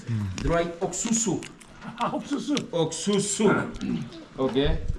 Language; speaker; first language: English; non-native, learner; Spanish